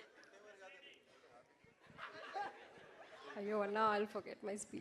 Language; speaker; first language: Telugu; non-native, learner; Malayalam